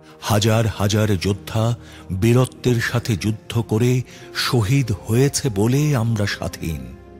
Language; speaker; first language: Bangla; native; Bangla